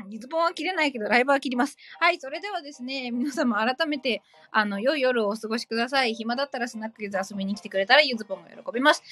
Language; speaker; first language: Japanese; native; Japanese